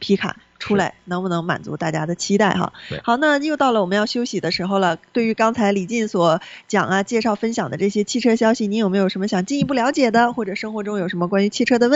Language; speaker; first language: Chinese; native; Chinese